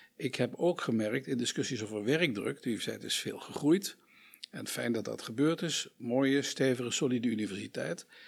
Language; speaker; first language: Dutch; native; Dutch